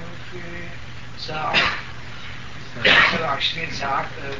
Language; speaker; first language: Arabic; non-native, fluent; Turkish